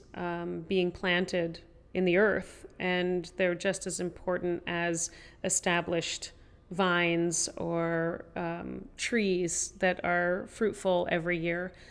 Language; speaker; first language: English; native; English